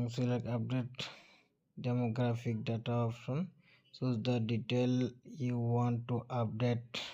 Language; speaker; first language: English; non-native, local second language; Assamese